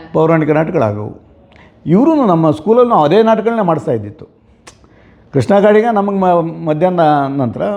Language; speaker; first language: Kannada; native; Kannada